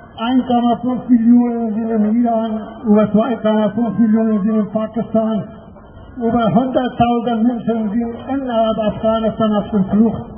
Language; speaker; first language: German; non-native, fluent; Persian